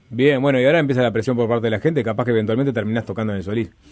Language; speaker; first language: Spanish; native; Spanish